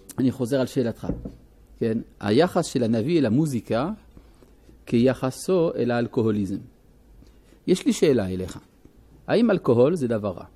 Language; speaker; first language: Hebrew; non-native, fluent; French